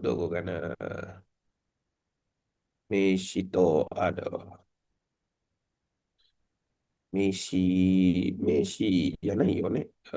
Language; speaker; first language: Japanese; non-native, learner; Indonesian